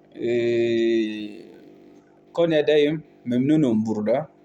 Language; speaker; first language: Turkish; non-native, learner; Bambara